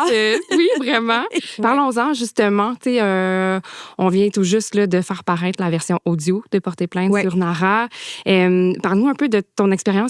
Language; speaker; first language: French; native; French